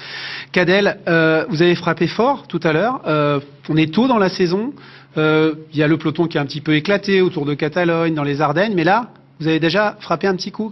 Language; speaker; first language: French; native; French